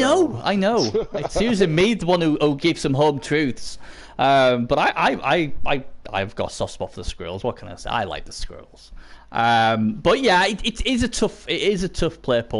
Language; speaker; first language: English; native; English